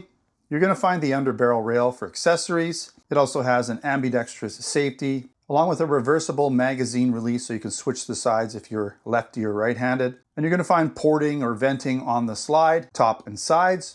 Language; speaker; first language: English; native; English